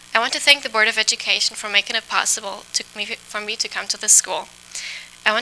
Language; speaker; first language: English; non-native, fluent; German